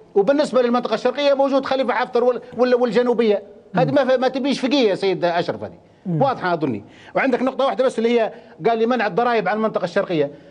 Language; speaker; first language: Arabic; native; Arabic